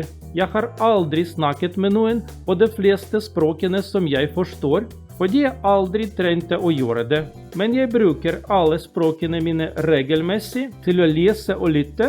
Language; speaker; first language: Norwegian; non-native, learner; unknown